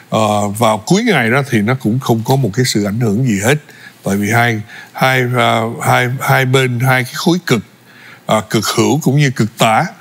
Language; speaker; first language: Vietnamese; early bilingual, other home language; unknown